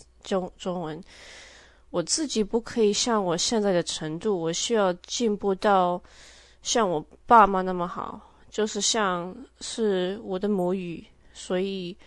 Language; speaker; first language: Chinese; early bilingual, heritage; Chinese